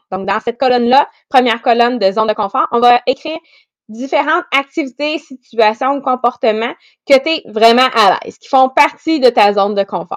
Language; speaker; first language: French; native; French